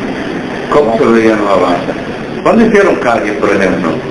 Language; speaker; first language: Spanish; native; Spanish